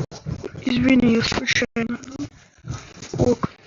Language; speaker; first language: Russian; native; Russian